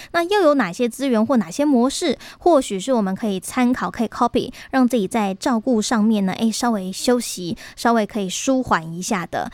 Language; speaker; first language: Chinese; native; Chinese